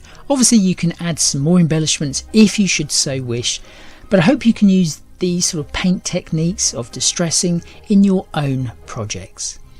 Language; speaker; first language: English; native; English